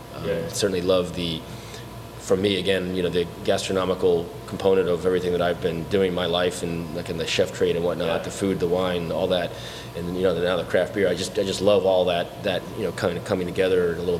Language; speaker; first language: English; native; English